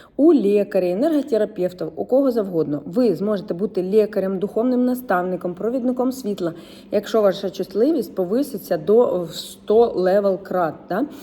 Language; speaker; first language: Ukrainian; non-native, local second language; Russian